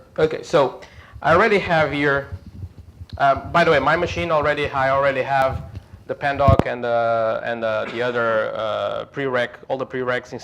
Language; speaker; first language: English; non-native, fluent; Portuguese